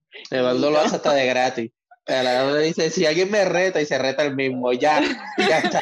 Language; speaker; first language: Spanish; native; Spanish